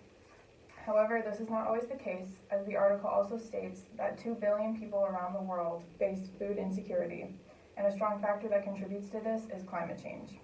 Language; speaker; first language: English; native; English